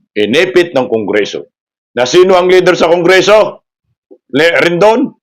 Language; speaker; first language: Filipino; non-native, local second language; Cebuano